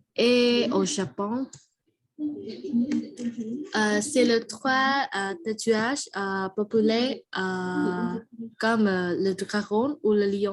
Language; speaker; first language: French; non-native, learner; Vietnamese